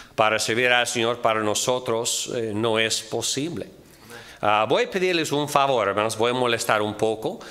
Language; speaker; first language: Spanish; non-native, fluent; English